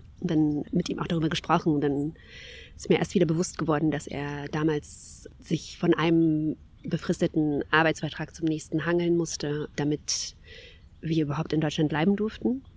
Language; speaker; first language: German; early bilingual, other home language; Kabyle